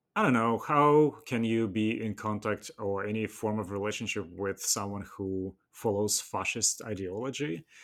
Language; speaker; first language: English; non-native, fluent; Russian